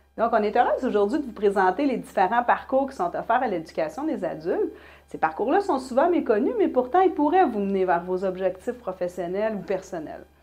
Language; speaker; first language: French; native; French